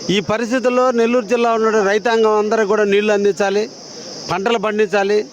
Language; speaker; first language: Telugu; native; Telugu